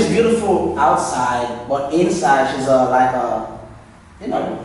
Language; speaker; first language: English; non-native, learner; Haitian Creole